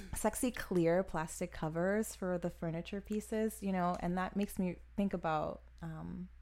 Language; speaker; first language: English; native; English